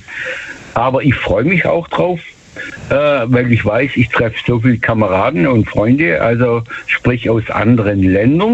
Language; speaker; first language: German; native; German